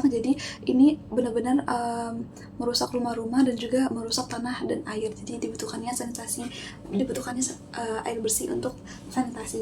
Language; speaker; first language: Indonesian; native; Indonesian